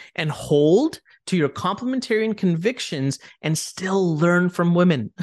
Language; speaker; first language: English; early bilingual, other home language; Hindi